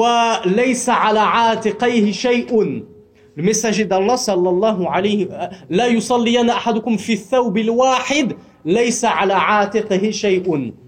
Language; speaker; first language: Arabic; non-native, fluent; French